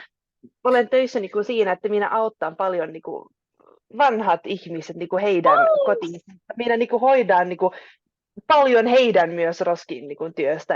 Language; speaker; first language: Finnish; non-native, local second language; Swedish